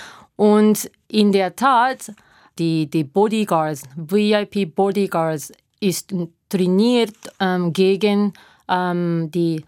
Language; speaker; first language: German; non-native, learner; Japanese